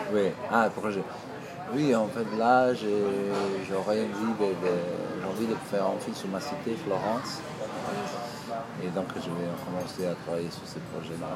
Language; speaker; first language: French; non-native, fluent; Italian